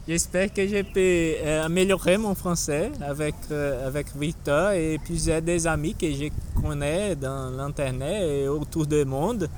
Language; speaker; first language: French; non-native, learner; Portuguese